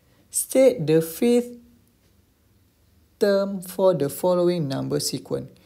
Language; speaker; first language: English; non-native, local second language; Malay